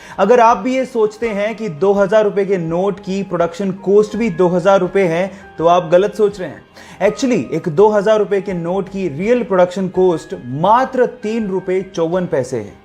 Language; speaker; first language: Hindi; native; Hindi